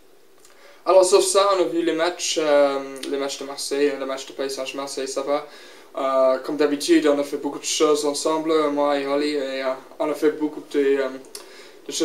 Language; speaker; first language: French; non-native, learner; English